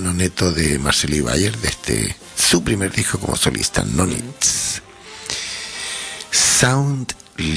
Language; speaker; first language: Spanish; native; Spanish